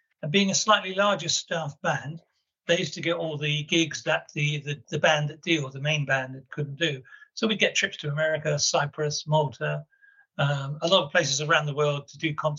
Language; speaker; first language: English; native; English